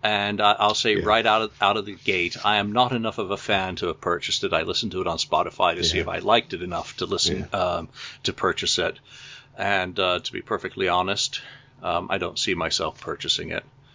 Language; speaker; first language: English; native; English